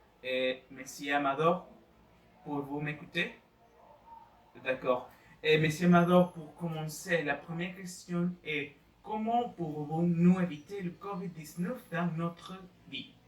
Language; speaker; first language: French; non-native, learner; Spanish